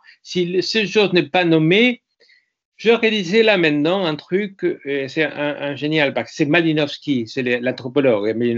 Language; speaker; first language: French; non-native, fluent; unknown